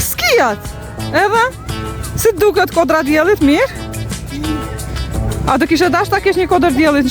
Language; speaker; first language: Albanian; native; Albanian